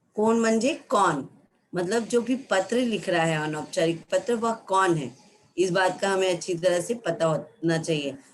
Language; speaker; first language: Hindi; non-native, local second language; Marathi